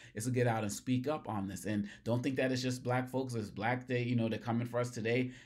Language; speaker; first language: English; native; English